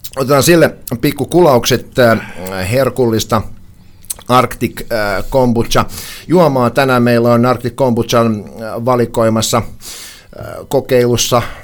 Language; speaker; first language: Finnish; native; Finnish